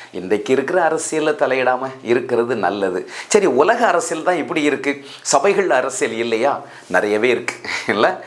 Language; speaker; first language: Tamil; native; Tamil